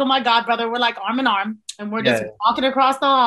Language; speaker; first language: English; native; English